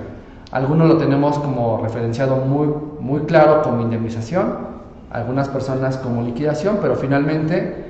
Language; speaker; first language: Spanish; native; Spanish